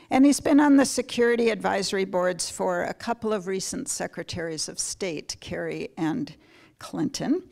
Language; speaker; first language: English; native; English